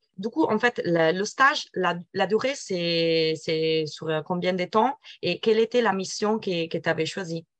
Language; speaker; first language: French; non-native, fluent; Italian